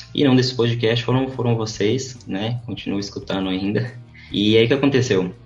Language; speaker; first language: Portuguese; native; Portuguese